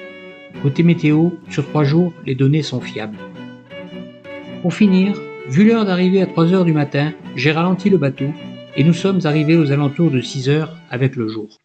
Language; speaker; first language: French; native; French